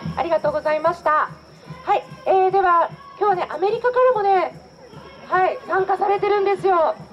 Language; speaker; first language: Japanese; native; Japanese